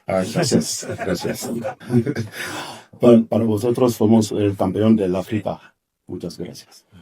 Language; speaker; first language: Spanish; non-native, learner; Wolof